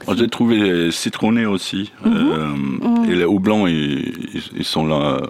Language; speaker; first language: French; non-native, learner; English